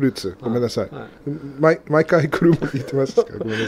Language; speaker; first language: Japanese; non-native, fluent; English